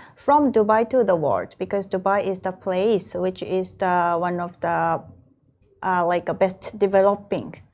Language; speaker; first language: English; non-native, fluent; Japanese